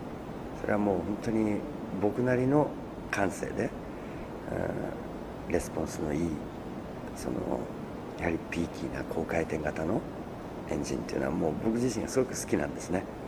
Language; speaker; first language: Japanese; native; Japanese